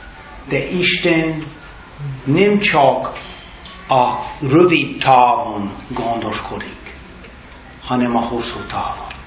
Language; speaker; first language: Hungarian; non-native, learner; English